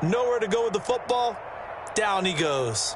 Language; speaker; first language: English; native; English